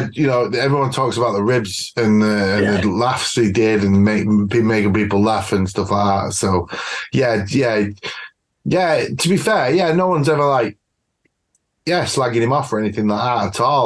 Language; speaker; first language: English; native; English